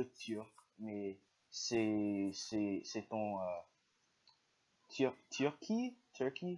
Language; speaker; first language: French; non-native, learner; English